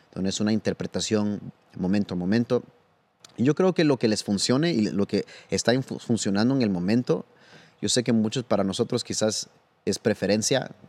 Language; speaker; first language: Spanish; early bilingual, heritage; Spanish